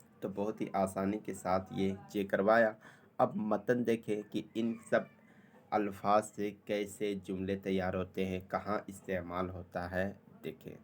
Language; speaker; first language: Urdu; native; Urdu